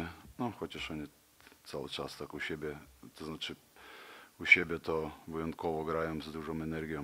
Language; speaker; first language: Polish; non-native, fluent; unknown